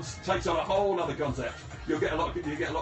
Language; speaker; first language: English; native; English